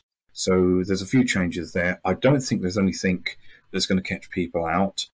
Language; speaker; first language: English; native; English